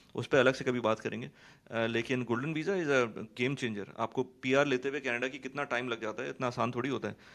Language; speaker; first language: Urdu; native; Urdu